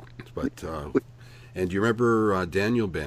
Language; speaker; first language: English; native; English